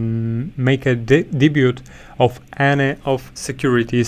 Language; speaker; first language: English; non-native, fluent; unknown